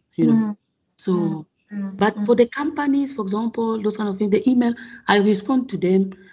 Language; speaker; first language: English; non-native, fluent; French